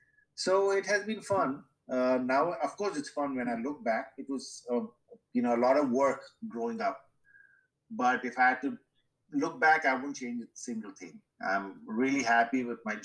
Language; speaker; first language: English; non-native, local second language; Sindhi